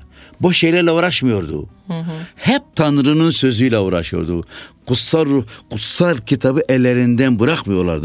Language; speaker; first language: Turkish; non-native, local second language; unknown